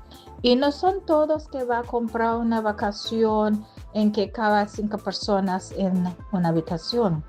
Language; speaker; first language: Spanish; non-native, fluent; English